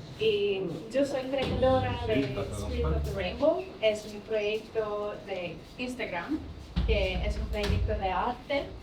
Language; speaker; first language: Spanish; non-native, learner; English